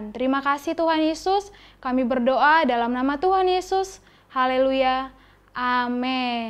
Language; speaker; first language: Indonesian; native; Indonesian